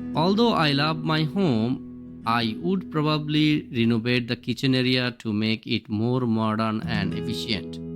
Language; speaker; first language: English; non-native, local second language; Bangla